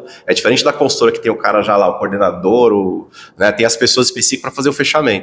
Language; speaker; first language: Portuguese; native; Portuguese